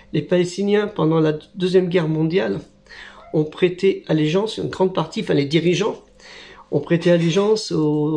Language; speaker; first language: French; native; French